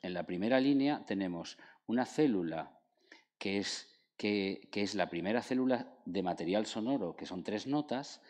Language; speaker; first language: Spanish; native; Spanish